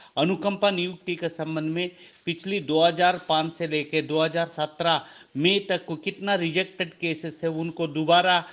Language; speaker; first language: Hindi; non-native, local second language; Kannada